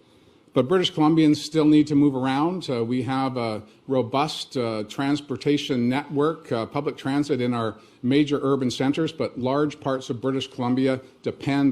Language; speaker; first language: English; native; English